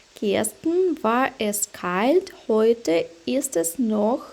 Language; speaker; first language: German; non-native, fluent; Ukrainian